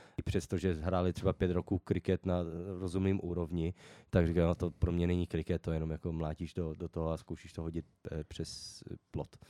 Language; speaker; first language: Czech; early bilingual, heritage; Czech